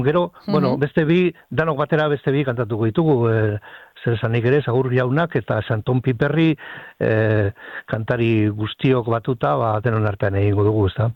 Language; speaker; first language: Basque; native; Basque